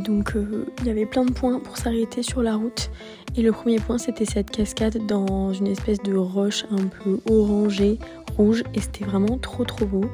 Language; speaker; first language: French; native; French